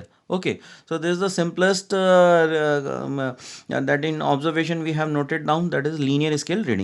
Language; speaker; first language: English; non-native, local second language; Hindi